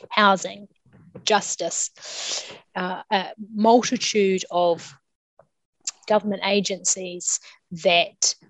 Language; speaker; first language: English; native; English